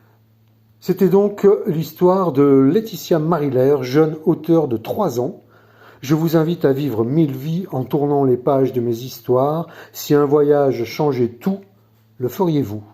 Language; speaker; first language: French; native; French